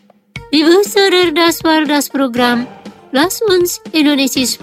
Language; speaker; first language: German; non-native, fluent; Indonesian